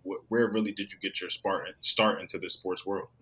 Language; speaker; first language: English; native; English